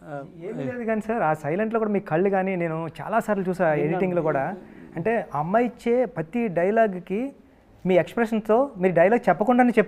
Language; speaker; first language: Telugu; native; Telugu